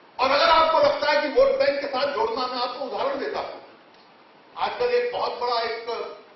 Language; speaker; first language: Hindi; native; Hindi